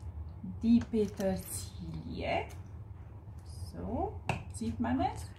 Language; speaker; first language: German; non-native, fluent; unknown